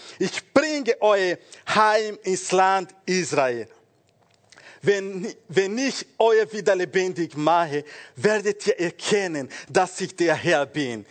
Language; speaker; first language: German; non-native, fluent; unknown